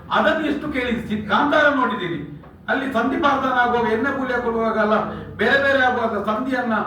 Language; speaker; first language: Kannada; non-native, local second language; Tulu